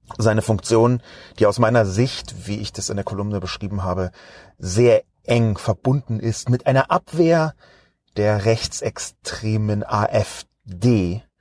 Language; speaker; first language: German; native; German